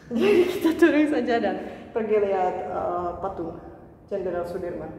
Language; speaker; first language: Indonesian; non-native, fluent; Czech